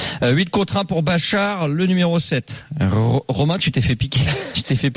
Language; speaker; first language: French; native; French